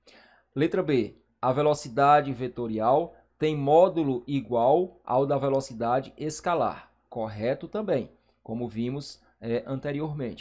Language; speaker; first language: Portuguese; native; Portuguese